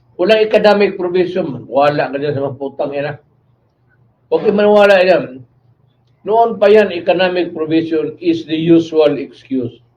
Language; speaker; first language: Filipino; non-native, local second language; Cebuano